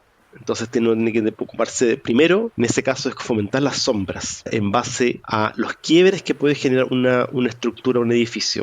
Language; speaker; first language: Spanish; native; Spanish